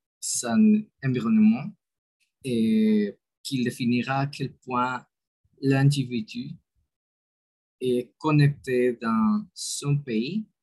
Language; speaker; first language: French; non-native, learner; Spanish